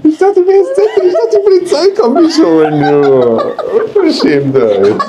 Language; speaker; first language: German; non-native, learner; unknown